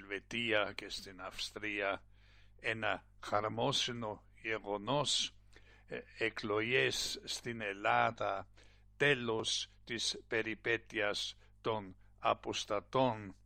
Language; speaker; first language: Greek; non-native, fluent; German